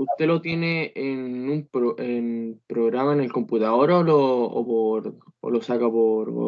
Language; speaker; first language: Spanish; native; Spanish